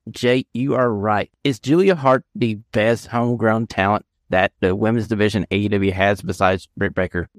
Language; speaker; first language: English; native; English